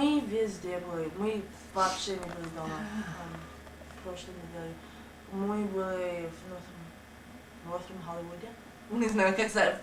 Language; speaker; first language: Russian; non-native, learner; English